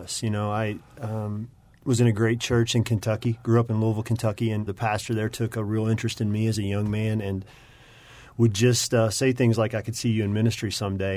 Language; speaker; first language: English; native; English